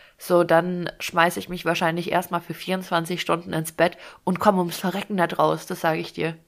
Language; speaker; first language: German; early bilingual, other home language; Russian